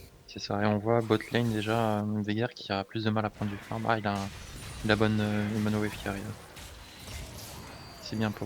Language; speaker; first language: French; native; French